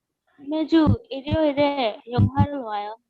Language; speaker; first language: Korean; non-native, learner; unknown